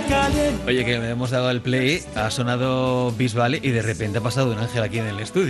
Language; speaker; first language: Spanish; native; Spanish